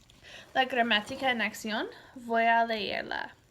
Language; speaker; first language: Spanish; non-native, learner; English